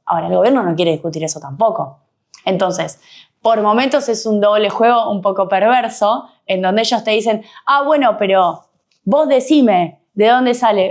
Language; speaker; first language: Spanish; native; Spanish